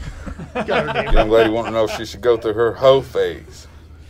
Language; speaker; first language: English; native; English